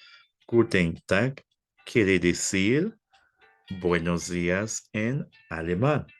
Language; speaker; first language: Spanish; non-native, fluent; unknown